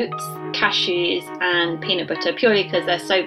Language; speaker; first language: English; native; English